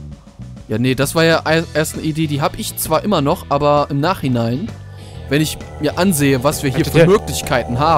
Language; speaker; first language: German; native; German